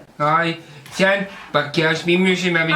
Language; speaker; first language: Turkish; non-native, learner; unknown